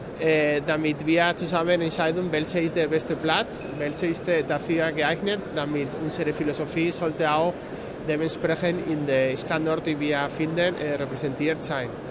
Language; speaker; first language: German; non-native, fluent; Spanish